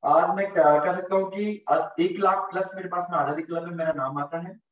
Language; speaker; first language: Hindi; native; Hindi